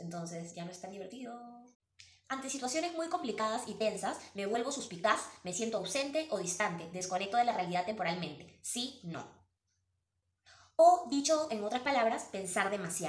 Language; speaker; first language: Spanish; native; Spanish